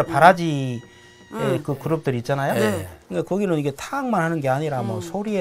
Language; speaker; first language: Korean; native; Korean